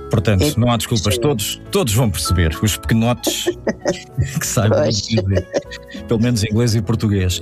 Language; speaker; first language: Portuguese; native; Portuguese